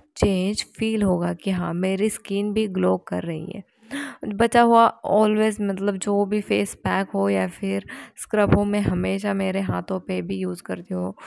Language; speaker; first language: Hindi; non-native, local second language; Marathi